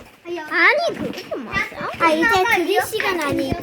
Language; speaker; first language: Korean; native; Korean